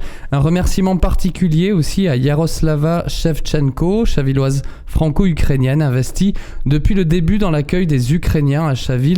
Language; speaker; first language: French; native; French